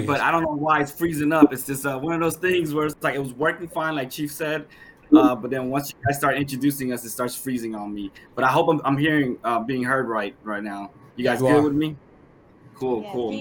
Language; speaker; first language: English; native; English